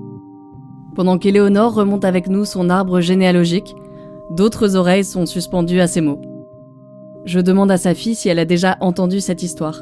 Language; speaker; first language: French; native; French